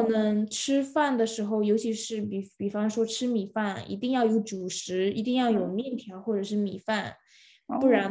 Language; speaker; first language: Chinese; early bilingual, other home language; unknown